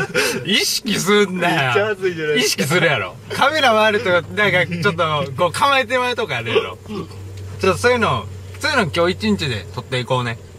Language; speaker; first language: Japanese; native; Japanese